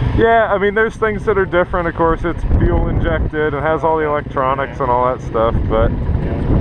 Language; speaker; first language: English; native; English